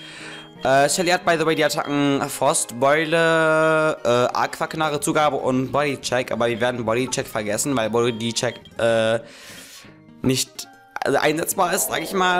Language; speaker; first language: German; native; German